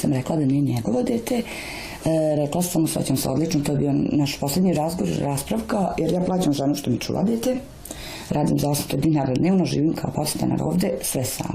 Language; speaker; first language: Bosnian; native; Bosnian